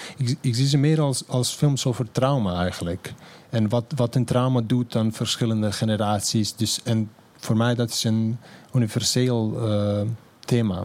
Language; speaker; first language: Dutch; non-native, fluent; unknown